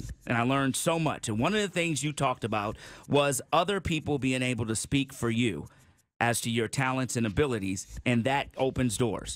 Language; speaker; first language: English; native; English